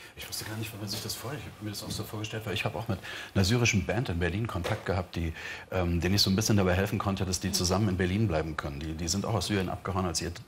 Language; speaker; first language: German; native; German